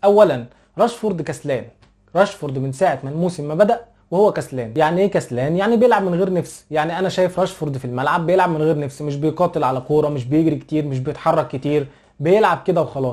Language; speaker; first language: Arabic; native; Arabic